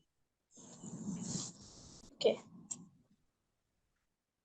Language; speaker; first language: English; non-native, learner; Malayalam